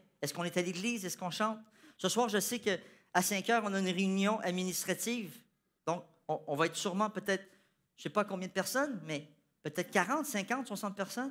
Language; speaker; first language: French; native; French